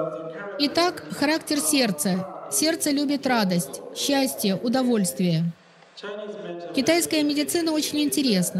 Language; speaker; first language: Russian; native; Russian